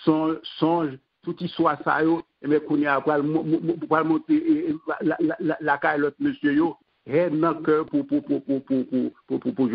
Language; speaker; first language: French; non-native, local second language; Haitian Creole